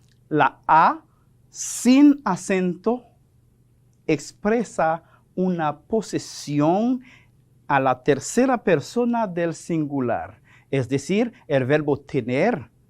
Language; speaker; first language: Spanish; non-native, fluent; French